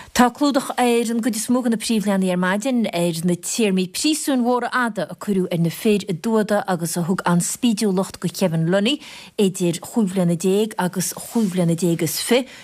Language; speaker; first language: Irish; native; Irish